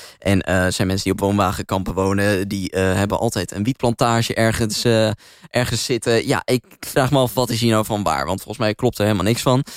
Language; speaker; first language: Dutch; native; Dutch